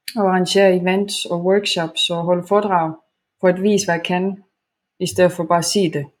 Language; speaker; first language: Danish; non-native, fluent; Estonian